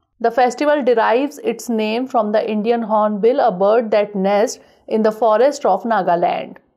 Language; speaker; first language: English; non-native, local second language; Hindi